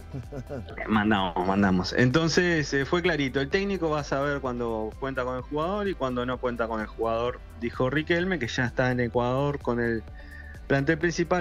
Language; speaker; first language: Spanish; native; Spanish